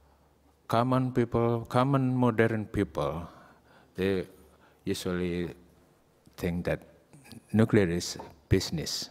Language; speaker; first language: English; non-native, learner; Indonesian